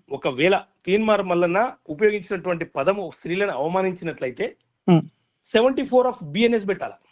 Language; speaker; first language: Telugu; native; Telugu